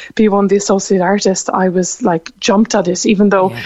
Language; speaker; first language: English; native; English